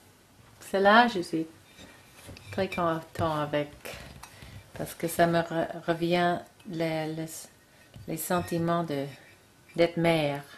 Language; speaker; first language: French; non-native, learner; English